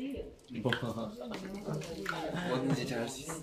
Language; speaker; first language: Japanese; non-native, learner; Korean